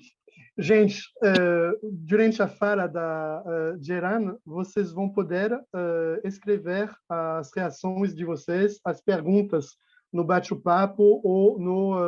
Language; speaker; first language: Portuguese; non-native, fluent; French